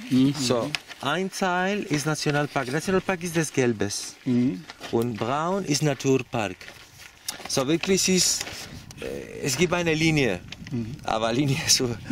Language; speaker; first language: German; non-native, learner; Spanish